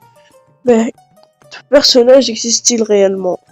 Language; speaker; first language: French; non-native, local second language; Arabic